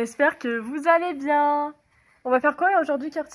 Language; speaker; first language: French; native; French